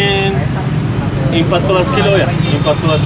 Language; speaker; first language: Indonesian; non-native, fluent; Turkish